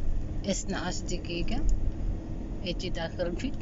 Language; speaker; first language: Arabic; non-native, learner; Filipino